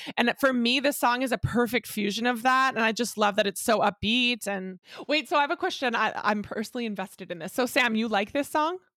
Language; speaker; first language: English; native; English